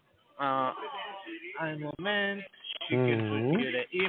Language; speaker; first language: German; non-native, learner; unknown